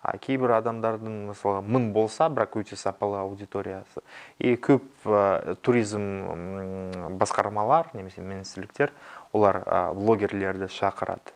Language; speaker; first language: Kazakh; non-native, local second language; Russian